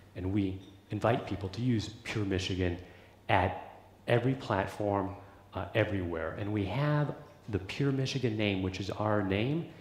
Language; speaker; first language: English; native; English